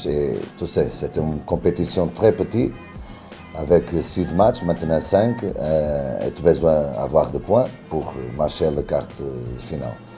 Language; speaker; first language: French; non-native, learner; Spanish